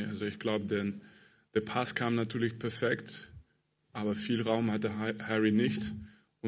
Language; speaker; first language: German; non-native, fluent; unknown